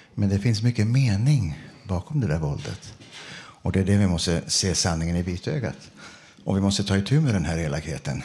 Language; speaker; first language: Swedish; non-native, fluent; English